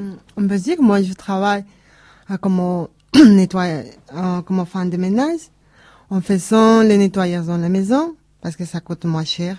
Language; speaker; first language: French; non-native, learner; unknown